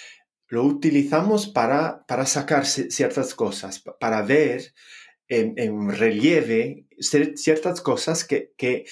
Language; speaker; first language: Spanish; non-native, fluent; English